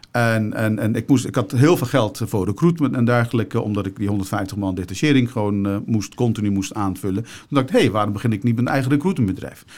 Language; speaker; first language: Dutch; early bilingual, other home language; Turkish